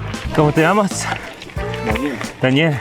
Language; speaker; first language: Spanish; non-native, learner; Korean